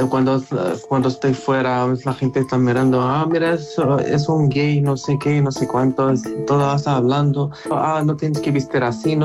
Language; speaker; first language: Spanish; non-native, local second language; Arabic